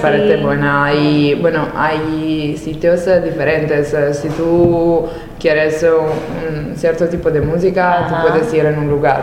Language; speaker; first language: Spanish; non-native, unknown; Italian